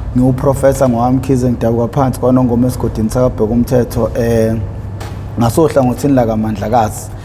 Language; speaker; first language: Zulu; native; Zulu